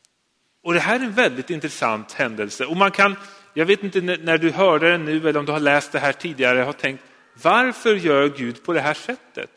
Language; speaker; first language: Swedish; native; Swedish